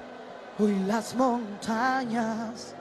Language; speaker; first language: Spanish; native; Spanish